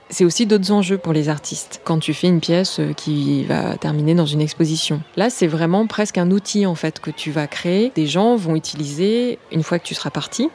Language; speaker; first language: French; native; French